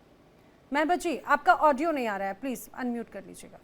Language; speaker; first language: Hindi; native; Hindi